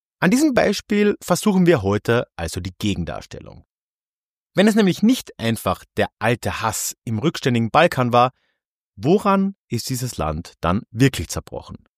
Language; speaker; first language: German; native; German